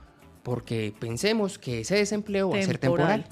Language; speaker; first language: Spanish; native; Spanish